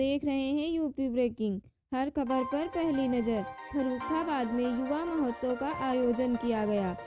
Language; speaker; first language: Hindi; native; Hindi